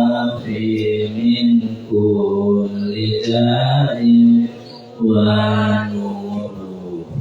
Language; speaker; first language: Arabic; non-native, fluent; Indonesian